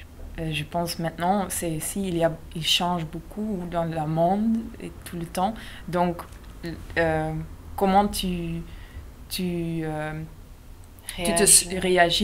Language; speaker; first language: French; non-native, local second language; Dutch